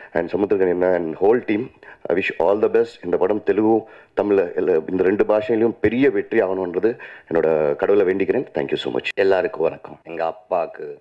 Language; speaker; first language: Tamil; native; Tamil